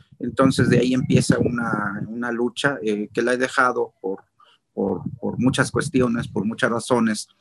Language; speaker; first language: Spanish; non-native, local second language; Nahuatl languages